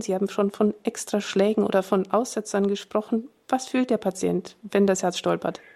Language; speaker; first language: German; native; German